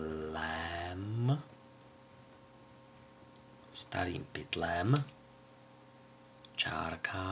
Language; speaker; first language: Czech; native; Czech